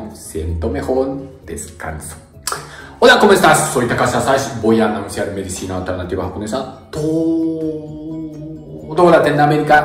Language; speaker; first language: Spanish; non-native, learner; Japanese